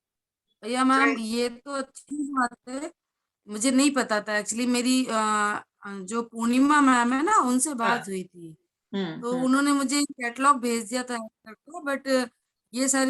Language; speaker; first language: Hindi; native; Hindi